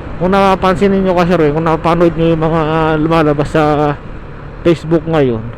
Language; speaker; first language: Filipino; native; Filipino